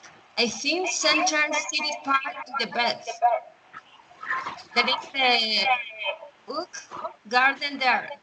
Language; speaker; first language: English; non-native, learner; Spanish